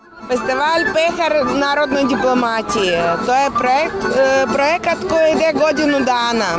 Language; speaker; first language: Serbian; non-native, fluent; Russian